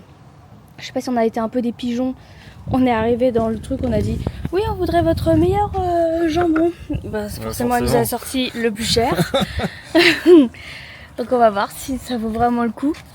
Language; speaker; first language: French; native; French